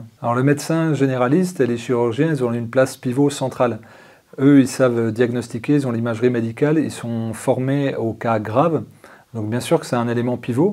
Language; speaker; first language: French; native; French